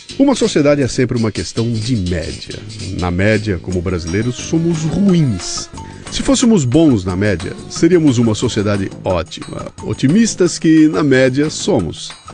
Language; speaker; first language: Portuguese; native; Portuguese